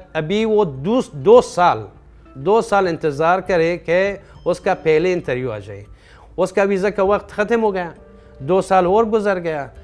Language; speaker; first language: Hindi; non-native, fluent; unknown